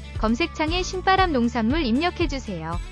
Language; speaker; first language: Korean; native; Korean